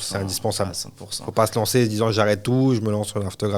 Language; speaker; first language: French; native; French